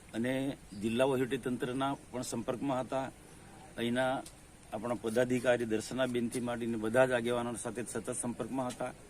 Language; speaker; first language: Gujarati; non-native, local second language; Vasavi